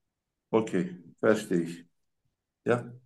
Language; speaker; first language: German; non-native, learner; Turkish